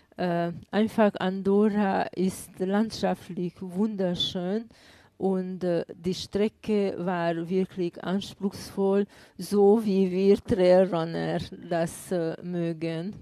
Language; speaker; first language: German; non-native, fluent; Hungarian